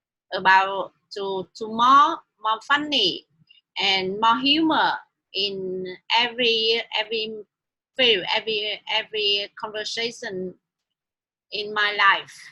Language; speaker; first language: English; non-native, learner; Vietnamese